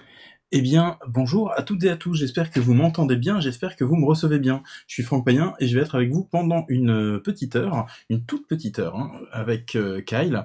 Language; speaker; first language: French; native; French